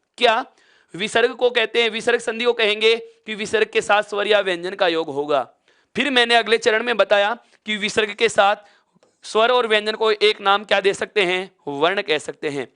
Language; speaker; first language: Hindi; native; Hindi